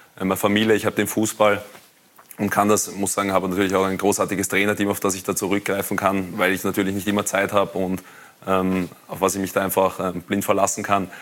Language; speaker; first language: German; native; German